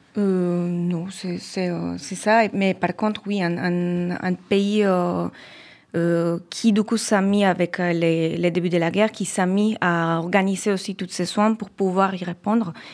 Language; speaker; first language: French; non-native, fluent; Spanish